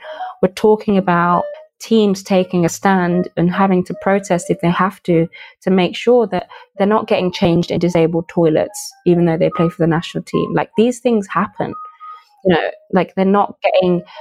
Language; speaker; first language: English; native; English